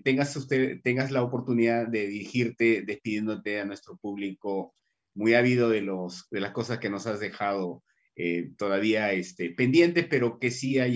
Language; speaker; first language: Spanish; native; Spanish